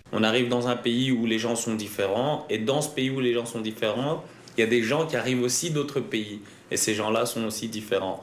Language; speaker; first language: French; early bilingual, other home language; Lingala